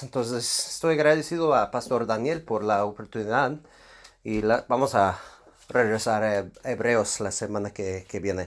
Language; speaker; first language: Spanish; non-native, fluent; English